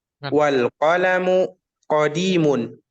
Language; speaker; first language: Arabic; non-native, fluent; Indonesian